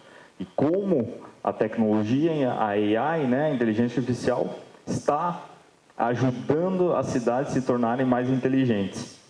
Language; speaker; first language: Portuguese; native; Portuguese